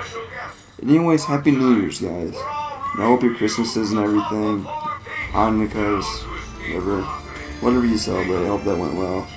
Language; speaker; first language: English; native; English